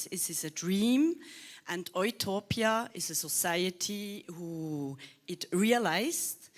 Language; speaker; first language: English; non-native, learner; Swiss German